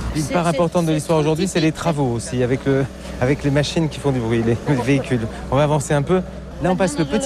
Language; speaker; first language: French; native; French